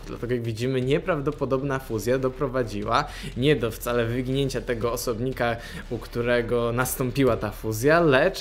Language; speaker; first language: Polish; native; Polish